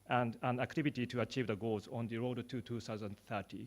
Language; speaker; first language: English; non-native, fluent; Japanese